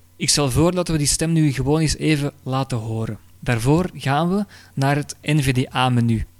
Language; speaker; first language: Dutch; native; Dutch